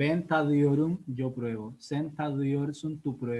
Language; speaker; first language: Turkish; non-native, learner; Spanish